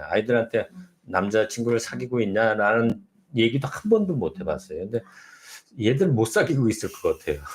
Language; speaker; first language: Korean; native; Korean